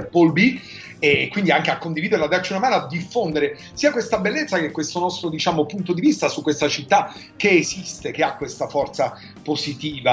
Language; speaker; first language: Italian; native; Italian